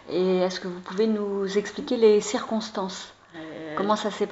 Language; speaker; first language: French; native; French